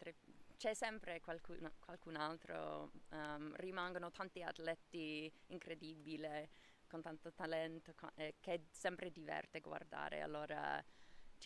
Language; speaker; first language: Italian; non-native, fluent; English